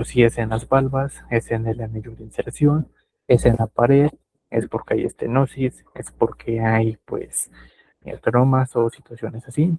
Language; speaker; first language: Spanish; native; Spanish